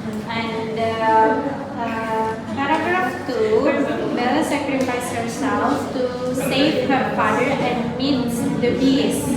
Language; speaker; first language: English; non-native, learner; Indonesian